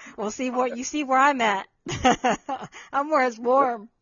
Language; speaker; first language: English; native; English